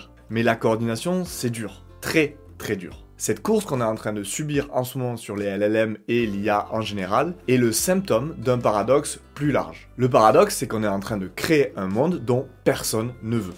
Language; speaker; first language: French; native; French